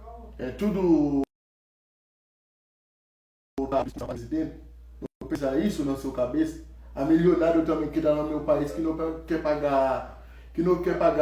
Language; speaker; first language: Portuguese; non-native, learner; Haitian Creole